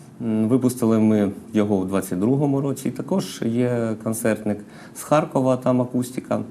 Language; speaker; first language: Ukrainian; non-native, local second language; Russian